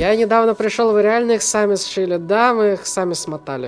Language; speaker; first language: Russian; native; Russian